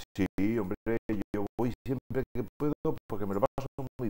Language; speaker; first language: Spanish; native; Spanish